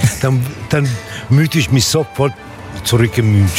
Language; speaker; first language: German; non-native, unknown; Italian